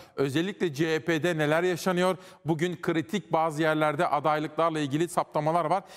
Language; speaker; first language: Turkish; native; Turkish